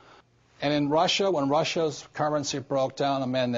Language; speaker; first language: English; native; English